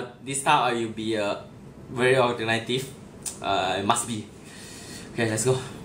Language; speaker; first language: English; non-native, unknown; Thai